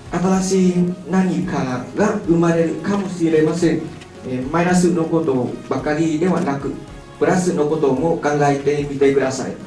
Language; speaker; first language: Japanese; non-native, fluent; Vietnamese